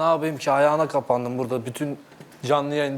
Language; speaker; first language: Turkish; native; Turkish